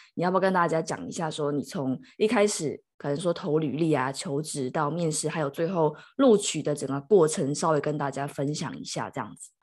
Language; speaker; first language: Chinese; native; Chinese